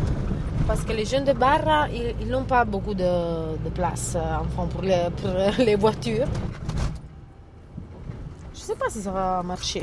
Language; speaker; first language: French; non-native, fluent; Italian